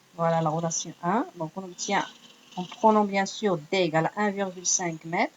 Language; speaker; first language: French; non-native, local second language; Arabic